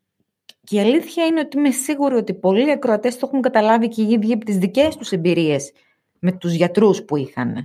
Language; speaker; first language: Greek; native; Greek